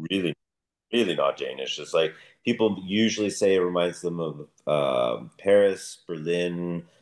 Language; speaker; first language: English; native; English